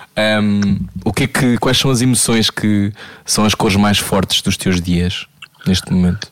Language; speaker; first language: Portuguese; native; Portuguese